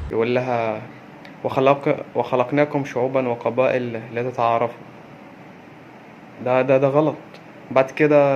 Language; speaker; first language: Arabic; native; Arabic